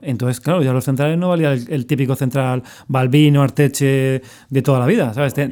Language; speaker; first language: Spanish; native; Spanish